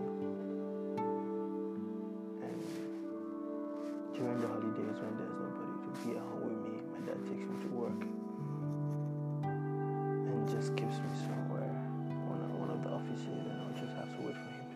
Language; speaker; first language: English; non-native, local second language; Igbo